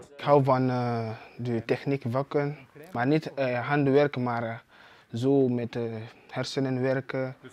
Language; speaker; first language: Dutch; non-native, learner; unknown